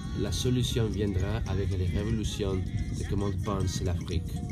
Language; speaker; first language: French; non-native, learner; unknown